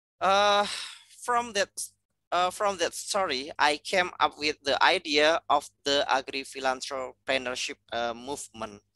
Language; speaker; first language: English; non-native, fluent; Indonesian